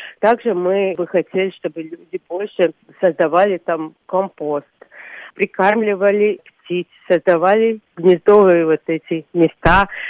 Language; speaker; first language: Russian; non-native, local second language; Latvian